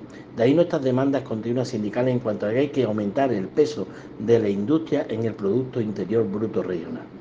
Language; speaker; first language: Spanish; native; Spanish